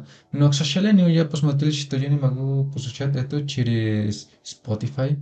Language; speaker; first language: Russian; non-native, learner; Spanish